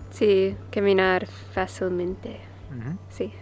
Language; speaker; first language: Spanish; non-native, learner; English